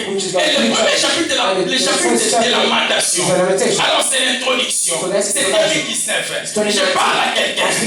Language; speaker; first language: French; non-native, local second language; Lingala